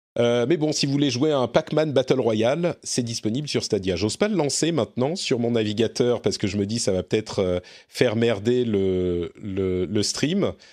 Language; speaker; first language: French; native; French